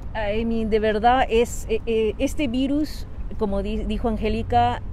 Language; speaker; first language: Spanish; native; Spanish